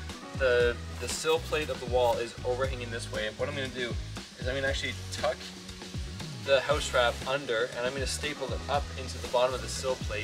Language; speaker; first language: English; native; English